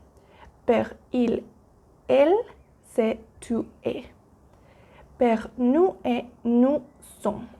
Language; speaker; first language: French; non-native, learner; Spanish